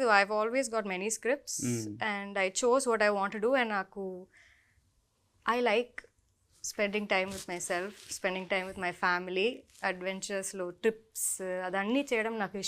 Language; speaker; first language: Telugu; non-native, local second language; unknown